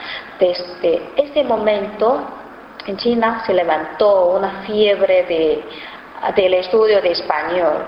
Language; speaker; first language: Spanish; non-native, fluent; Chinese